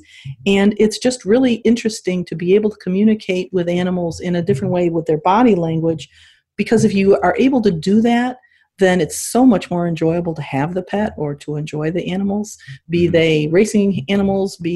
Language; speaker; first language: English; native; English